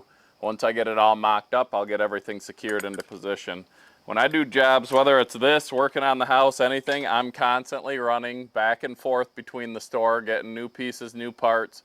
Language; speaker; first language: English; native; English